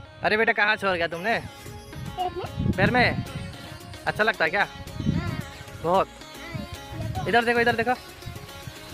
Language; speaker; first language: Hindi; non-native, local second language; Assamese